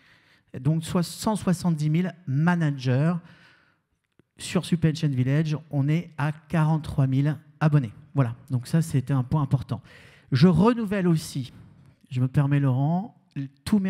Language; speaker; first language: French; native; French